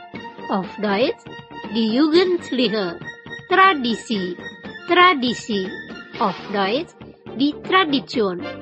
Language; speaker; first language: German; non-native, fluent; Indonesian